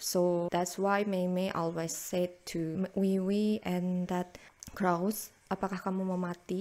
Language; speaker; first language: English; non-native, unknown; Indonesian